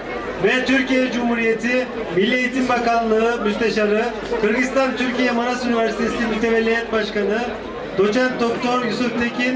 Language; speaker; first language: Turkish; native; Turkish